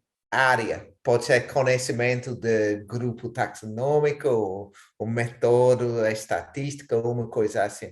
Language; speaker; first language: Portuguese; non-native, fluent; English